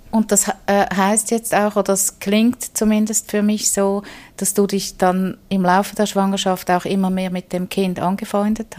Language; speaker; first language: German; native; German